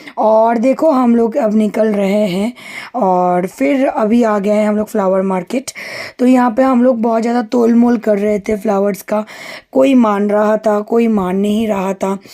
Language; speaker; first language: Hindi; non-native, local second language; Bangla